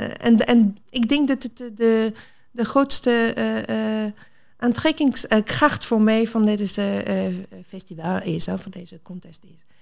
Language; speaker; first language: Dutch; non-native, fluent; French